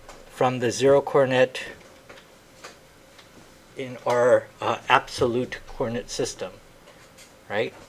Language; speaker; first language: English; native; English